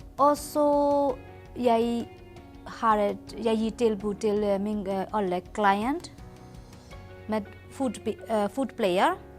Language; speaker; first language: Norwegian; non-native, learner; Burmese